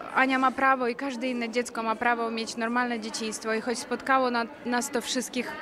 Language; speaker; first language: Polish; non-native, fluent; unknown